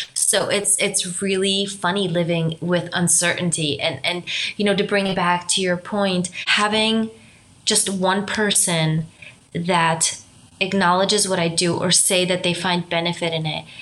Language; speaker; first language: English; non-native, fluent; Romanian